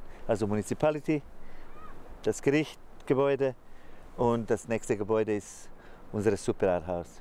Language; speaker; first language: German; non-native, fluent; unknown